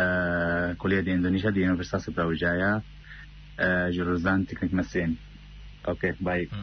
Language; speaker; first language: Indonesian; non-native, fluent; Arabic